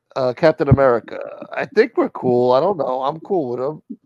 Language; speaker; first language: English; native; English